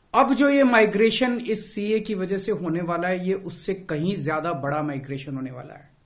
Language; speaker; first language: Hindi; native; Hindi